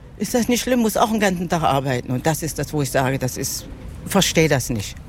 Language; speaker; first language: German; native; German